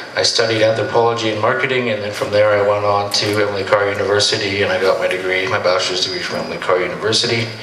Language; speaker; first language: English; native; English